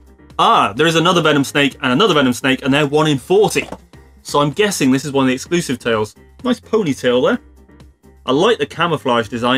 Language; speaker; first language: English; native; English